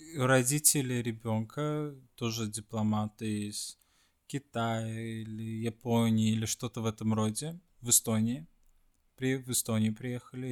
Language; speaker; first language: Russian; non-native, fluent; Swedish